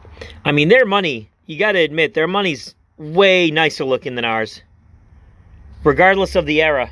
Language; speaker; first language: English; native; English